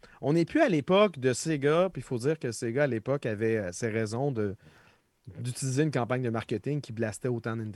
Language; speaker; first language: French; native; French